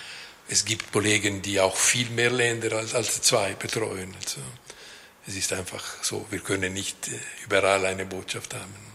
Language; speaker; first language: German; non-native, local second language; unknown